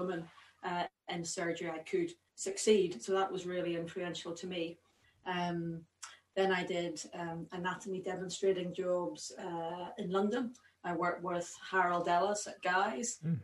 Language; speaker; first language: English; native; English